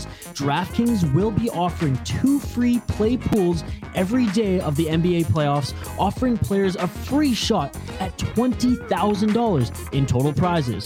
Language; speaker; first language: English; native; English